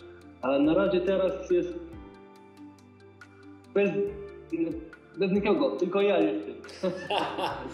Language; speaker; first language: Polish; non-native, fluent; Arabic